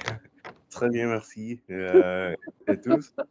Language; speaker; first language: French; non-native, learner; English